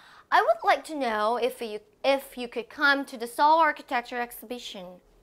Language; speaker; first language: English; non-native, fluent; Korean